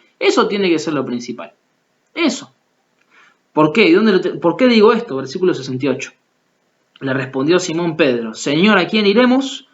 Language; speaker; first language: Spanish; native; Spanish